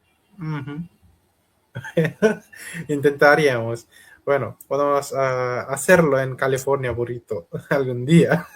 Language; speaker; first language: Spanish; non-native, learner; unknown